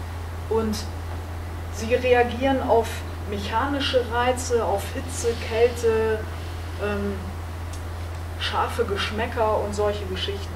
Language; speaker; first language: German; native; German